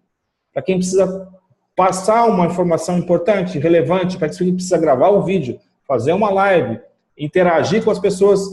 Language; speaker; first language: Portuguese; native; Portuguese